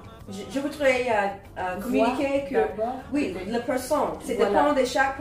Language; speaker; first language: French; non-native, learner; English